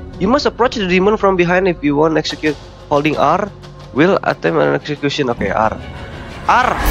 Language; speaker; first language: English; non-native, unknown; Indonesian